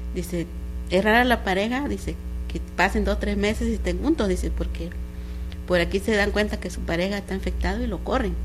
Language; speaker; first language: Spanish; native; Spanish